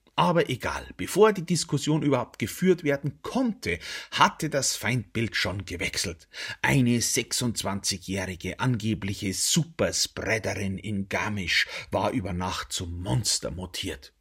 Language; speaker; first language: German; native; German